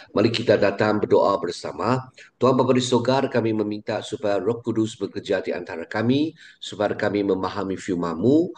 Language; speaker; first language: Malay; non-native, local second language; Chinese